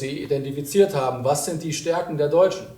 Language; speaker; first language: German; native; German